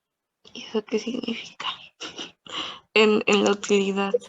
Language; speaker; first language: Spanish; native; Spanish